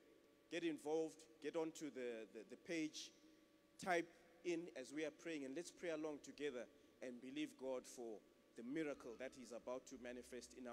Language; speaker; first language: English; non-native, local second language; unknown